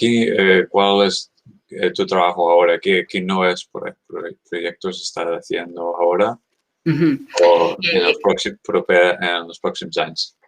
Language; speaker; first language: Spanish; non-native, fluent; English